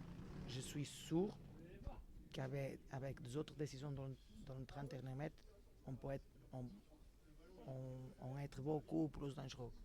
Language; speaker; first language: French; non-native, learner; Portuguese